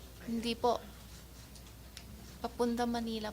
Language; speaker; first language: Filipino; non-native, learner; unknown